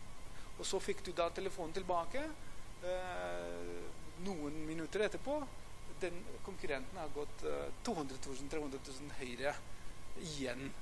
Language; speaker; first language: Norwegian; non-native, fluent; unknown